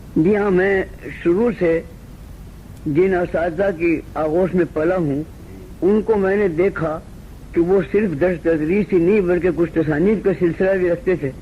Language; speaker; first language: Urdu; native; Urdu